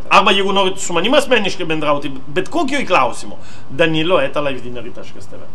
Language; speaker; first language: Lithuanian; non-native, fluent; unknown